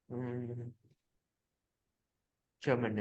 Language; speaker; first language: English; non-native, learner; Vietnamese